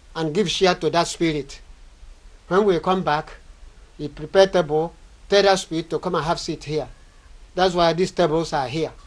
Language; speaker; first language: English; non-native, local second language; Igbo